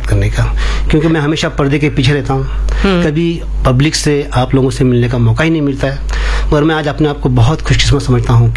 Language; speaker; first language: Hindi; non-native, local second language; Marathi